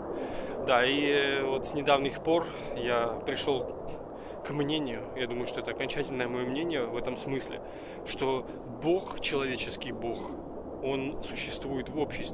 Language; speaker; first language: Russian; native; Russian